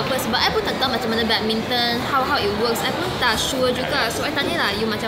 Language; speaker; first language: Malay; non-native, local second language; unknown